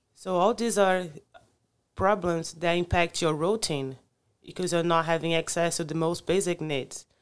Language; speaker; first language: English; non-native, fluent; Portuguese